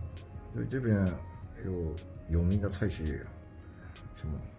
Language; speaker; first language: Chinese; non-native, fluent; Japanese